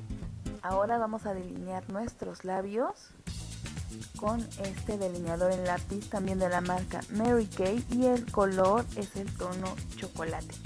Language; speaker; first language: Spanish; native; Spanish